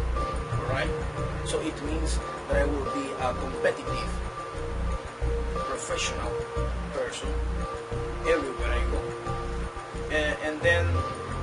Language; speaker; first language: English; non-native, fluent; Spanish